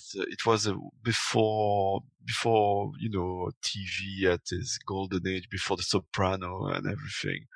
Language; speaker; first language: English; non-native, fluent; French